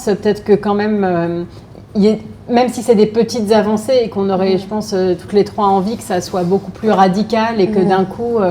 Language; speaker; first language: French; native; French